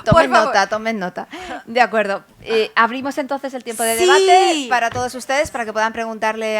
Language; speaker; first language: Spanish; native; Spanish